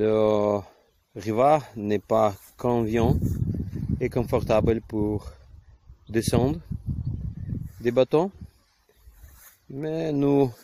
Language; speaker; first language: French; non-native, learner; Ukrainian